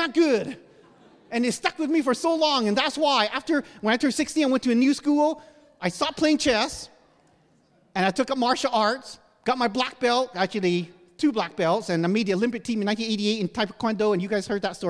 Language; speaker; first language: English; native; English